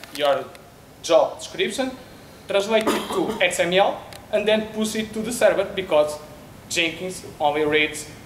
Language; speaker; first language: English; non-native, learner; Portuguese